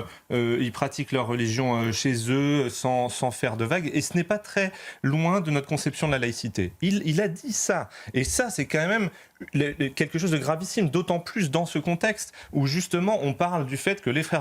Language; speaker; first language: French; native; French